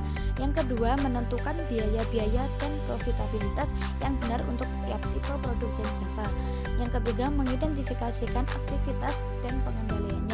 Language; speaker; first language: Indonesian; native; Indonesian